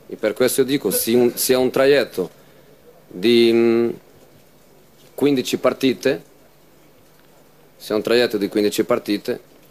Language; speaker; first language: Italian; non-native, fluent; Portuguese